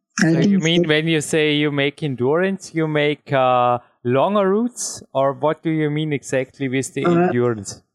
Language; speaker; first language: English; non-native, fluent; German